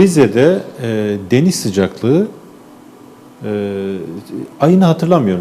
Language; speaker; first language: Turkish; native; Turkish